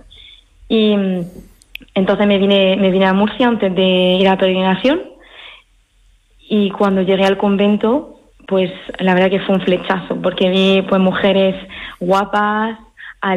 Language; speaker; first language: Spanish; early bilingual, heritage; French